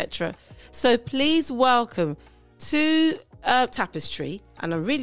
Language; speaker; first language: English; native; English